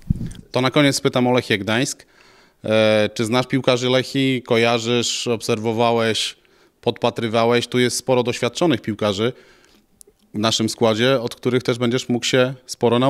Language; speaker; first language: Polish; native; Polish